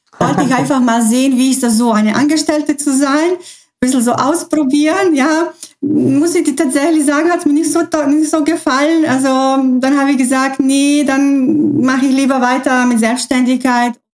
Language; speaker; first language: German; early bilingual, other home language; Croatian